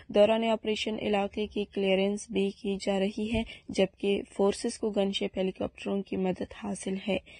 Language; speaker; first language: Urdu; non-native, local second language; Baluchi